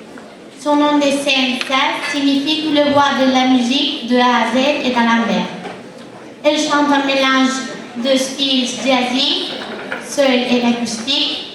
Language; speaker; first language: French; non-native, learner; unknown